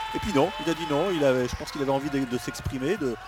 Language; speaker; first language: French; native; French